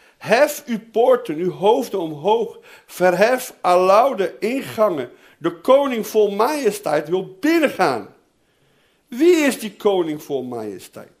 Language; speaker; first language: Dutch; non-native, fluent; Portuguese